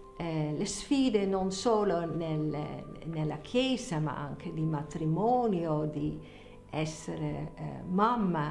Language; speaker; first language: Italian; non-native, fluent; Dutch